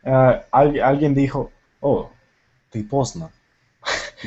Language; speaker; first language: Spanish; non-native, fluent; Tamil